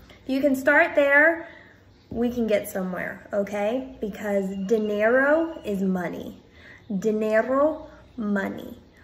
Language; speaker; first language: English; native; English